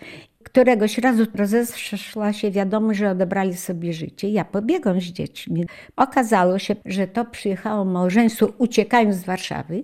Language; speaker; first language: Polish; native; Polish